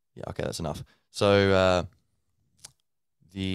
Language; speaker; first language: English; native; English